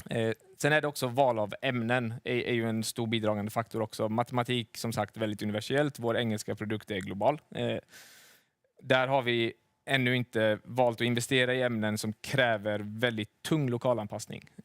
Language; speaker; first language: Swedish; native; Swedish